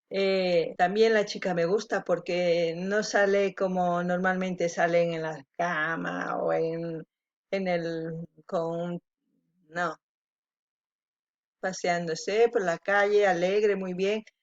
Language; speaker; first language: Spanish; non-native, local second language; Quechua